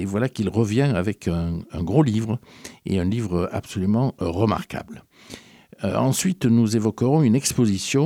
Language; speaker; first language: French; native; French